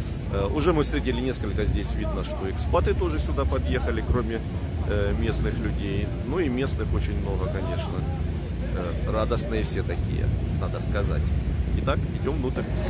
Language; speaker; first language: Russian; native; Russian